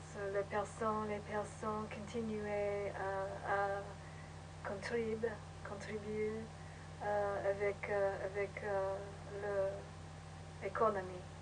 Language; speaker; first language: French; non-native, learner; English